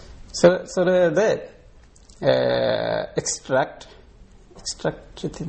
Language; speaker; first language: Japanese; non-native, learner; Bangla